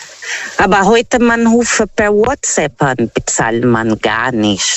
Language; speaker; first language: German; non-native, learner; Portuguese